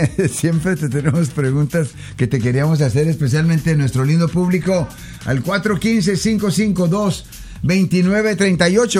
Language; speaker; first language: Spanish; native; Spanish